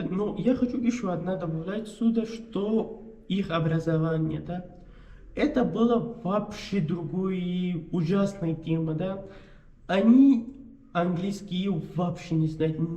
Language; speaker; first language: Russian; non-native, learner; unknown